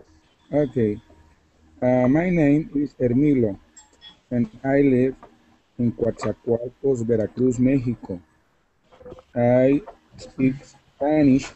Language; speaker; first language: English; non-native, learner; Spanish